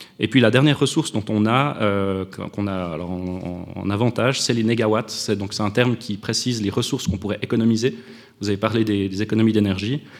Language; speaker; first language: French; native; French